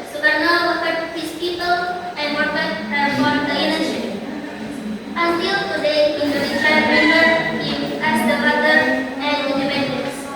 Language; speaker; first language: English; non-native, learner; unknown